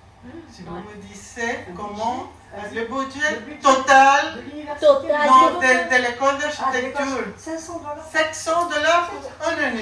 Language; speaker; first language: French; non-native, learner; Spanish